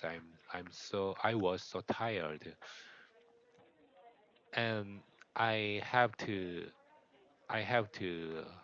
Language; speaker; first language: English; non-native, learner; Korean